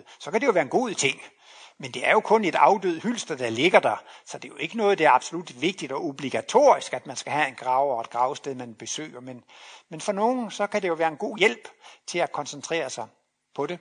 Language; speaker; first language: Danish; native; Danish